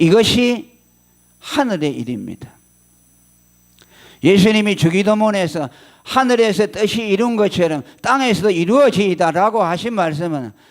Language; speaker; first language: Korean; native; Korean